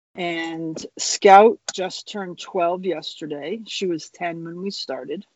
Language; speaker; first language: English; native; English